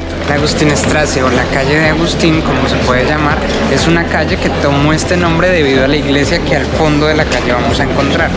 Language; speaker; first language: Spanish; native; Spanish